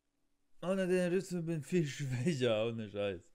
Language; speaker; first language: German; non-native, learner; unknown